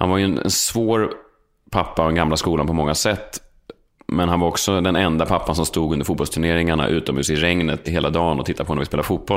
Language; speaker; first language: Swedish; native; Swedish